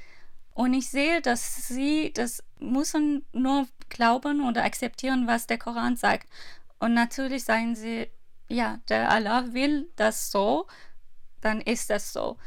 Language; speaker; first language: German; non-native, fluent; Persian